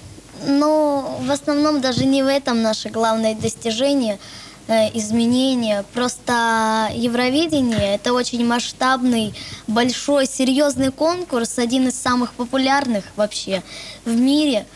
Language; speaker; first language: Russian; native; Russian